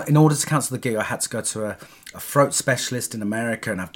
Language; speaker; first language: English; native; English